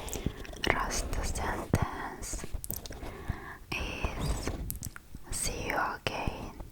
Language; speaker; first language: English; non-native, learner; Korean